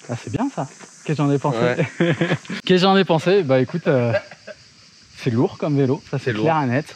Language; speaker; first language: French; native; French